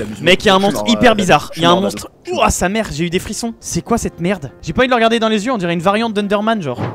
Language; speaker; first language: French; native; French